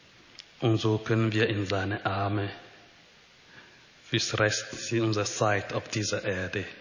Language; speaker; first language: German; non-native, fluent; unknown